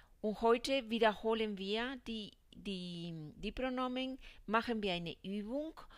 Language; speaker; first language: German; non-native, fluent; Spanish